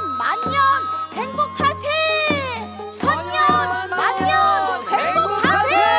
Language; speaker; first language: Korean; native; Korean